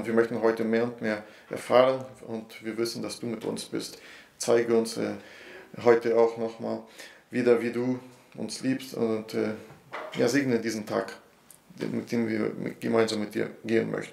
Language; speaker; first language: German; non-native, fluent; Portuguese